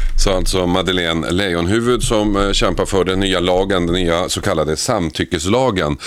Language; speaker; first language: Swedish; native; Swedish